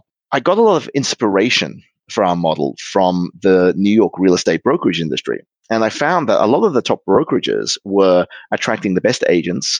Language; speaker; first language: English; native; English